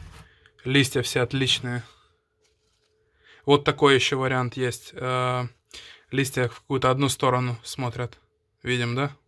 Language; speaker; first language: Russian; native; Russian